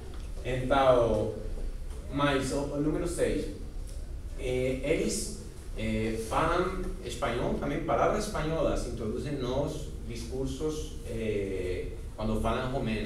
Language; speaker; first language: Portuguese; non-native, fluent; Spanish